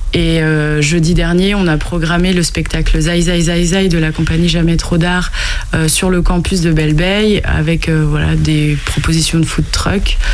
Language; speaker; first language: French; native; French